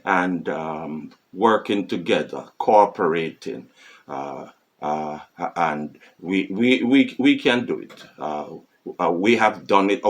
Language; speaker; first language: English; non-native, fluent; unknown